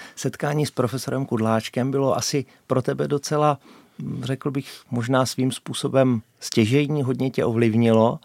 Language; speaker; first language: Czech; native; Czech